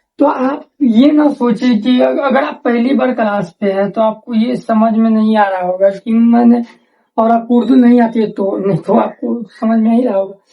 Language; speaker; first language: Urdu; native; Urdu